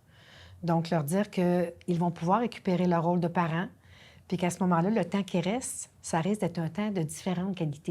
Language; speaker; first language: French; native; French